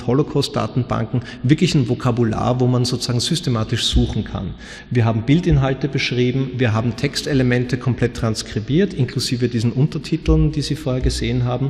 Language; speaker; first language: German; native; German